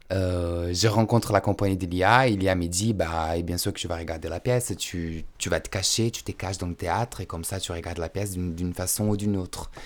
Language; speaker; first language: French; non-native, fluent; Portuguese